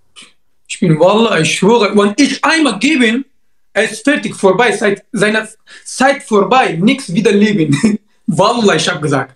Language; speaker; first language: German; non-native, learner; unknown